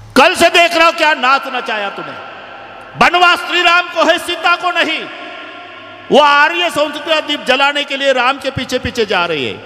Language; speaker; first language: Hindi; non-native, local second language; Marathi